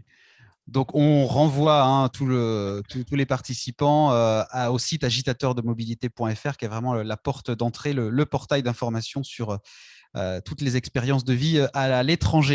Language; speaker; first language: French; native; French